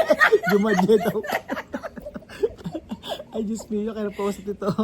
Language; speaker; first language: Filipino; native; Filipino